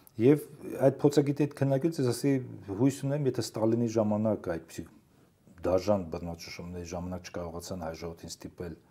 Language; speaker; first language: Armenian; native; Armenian